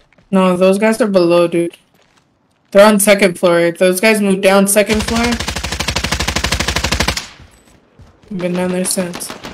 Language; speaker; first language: English; early bilingual, other home language; Spanish